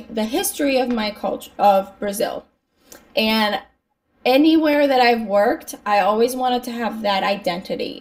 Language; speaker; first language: English; native; English